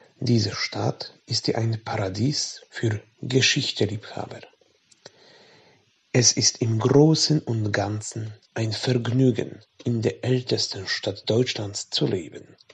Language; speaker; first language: German; non-native, fluent; Polish